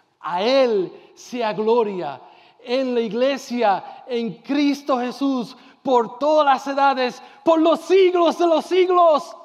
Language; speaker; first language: Spanish; native; Spanish